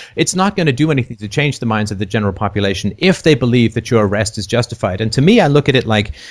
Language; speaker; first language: English; native; English